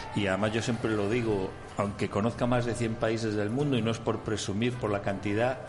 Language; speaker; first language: Spanish; native; Spanish